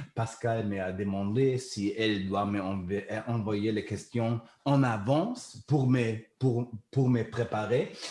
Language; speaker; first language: French; non-native, learner; German